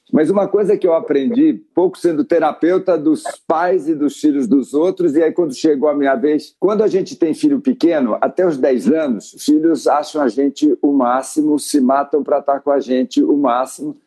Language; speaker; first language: Portuguese; native; Portuguese